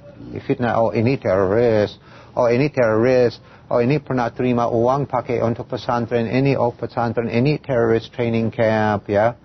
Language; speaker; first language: Indonesian; non-native, fluent; English